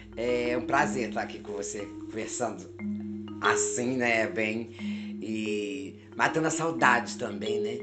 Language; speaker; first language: Portuguese; native; Portuguese